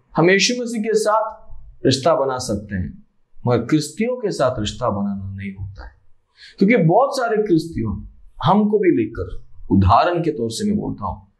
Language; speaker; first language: Hindi; non-native, local second language; Malayalam